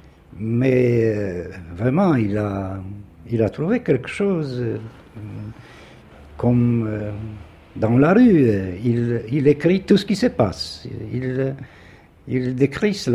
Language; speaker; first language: French; non-native, fluent; Polish